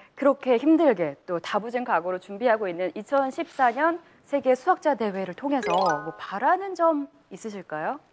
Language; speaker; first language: Korean; native; Korean